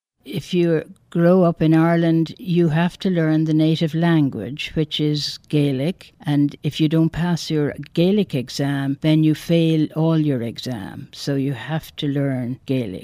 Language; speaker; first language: English; native; English